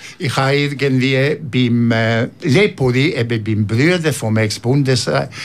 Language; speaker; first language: German; non-native, local second language; Italian